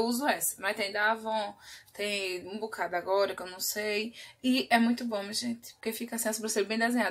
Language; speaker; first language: Portuguese; native; Portuguese